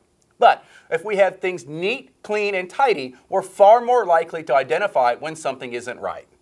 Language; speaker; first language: English; native; English